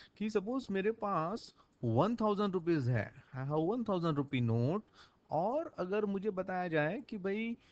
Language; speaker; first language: Hindi; non-native, local second language; Gujarati